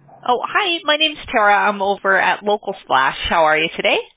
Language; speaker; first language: English; native; English